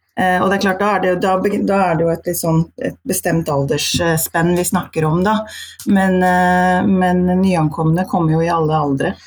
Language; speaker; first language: Norwegian; native; Norwegian